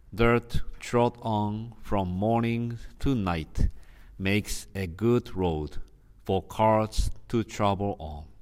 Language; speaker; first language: English; non-native, fluent; Japanese